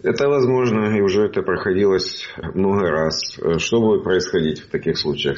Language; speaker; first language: Russian; native; Russian